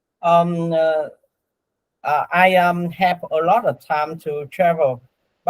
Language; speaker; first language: English; non-native, learner; Vietnamese